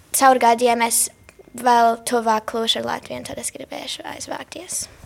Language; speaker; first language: Latvian; early bilingual, heritage; English